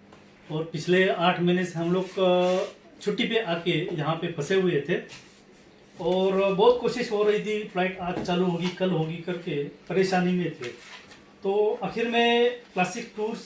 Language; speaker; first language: Hindi; native; Hindi